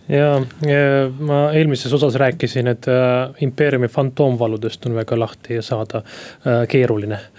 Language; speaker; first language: Estonian; non-native, local second language; Russian